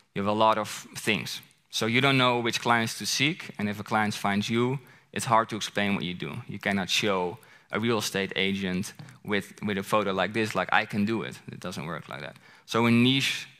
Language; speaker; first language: English; non-native, fluent; Dutch